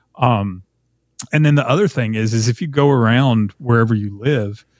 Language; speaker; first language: English; native; English